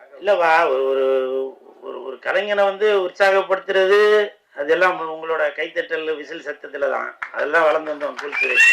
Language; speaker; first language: Tamil; native; Tamil